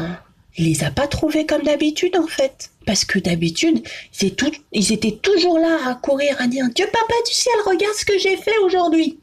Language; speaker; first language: French; native; French